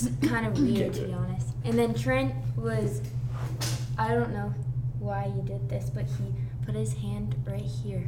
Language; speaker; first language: English; native; English